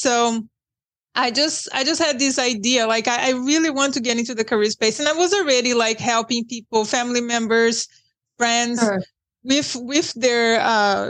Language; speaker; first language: English; non-native, fluent; Portuguese